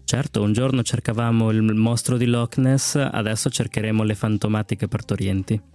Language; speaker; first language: Italian; early bilingual, other home language; Spanish